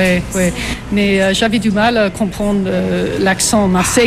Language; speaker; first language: French; non-native, fluent; English